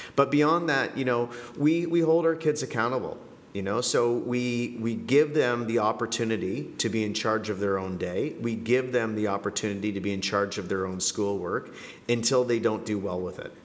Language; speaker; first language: English; native; English